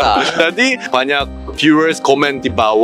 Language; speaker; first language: Indonesian; non-native, fluent; Korean